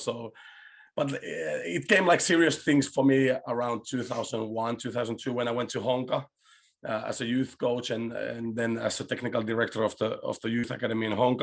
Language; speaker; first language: English; non-native, fluent; Spanish